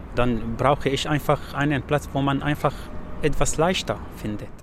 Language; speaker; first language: German; non-native, fluent; Arabic